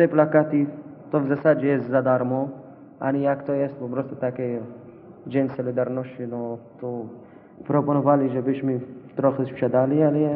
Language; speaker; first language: Polish; non-native, learner; Arabic